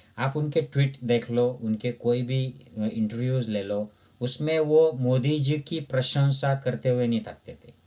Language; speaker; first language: Hindi; non-native, local second language; Marathi